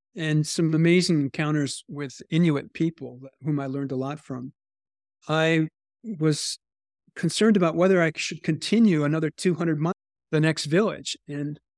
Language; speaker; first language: English; native; English